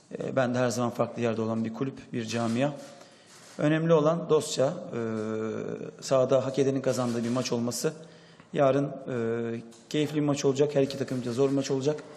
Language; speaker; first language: Turkish; native; Turkish